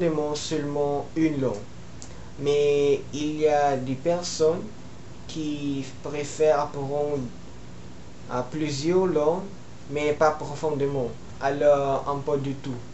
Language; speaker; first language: French; non-native, learner; Filipino